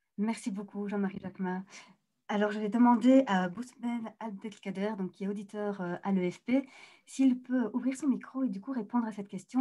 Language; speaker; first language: French; native; French